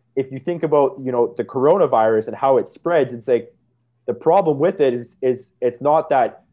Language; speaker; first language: English; native; English